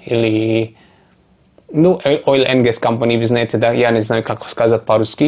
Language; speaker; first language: Russian; non-native, learner; Javanese